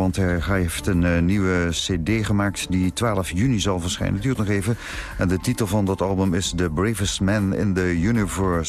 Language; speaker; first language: Dutch; native; Dutch